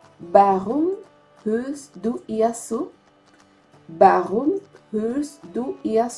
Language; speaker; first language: German; non-native, fluent; Spanish